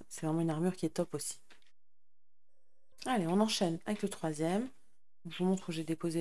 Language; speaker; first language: French; native; French